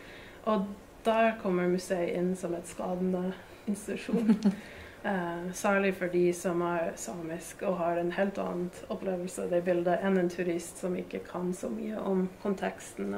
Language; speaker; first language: Norwegian; non-native, fluent; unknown